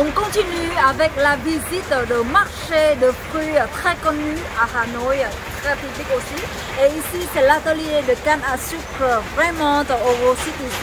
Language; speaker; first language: French; non-native, learner; Vietnamese